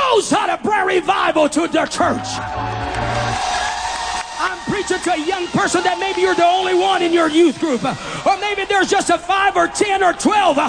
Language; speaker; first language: English; non-native, fluent; Portuguese